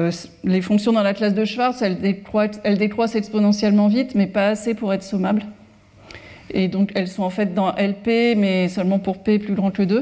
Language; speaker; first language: French; native; French